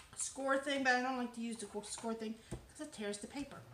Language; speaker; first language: English; native; English